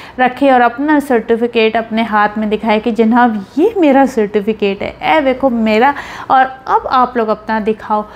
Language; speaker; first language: Urdu; native; Urdu